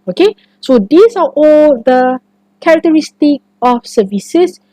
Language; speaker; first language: English; non-native, local second language; Malay